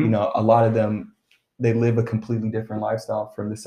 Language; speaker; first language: English; early bilingual, other home language; Arabic